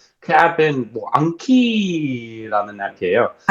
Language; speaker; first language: Korean; non-native, learner; English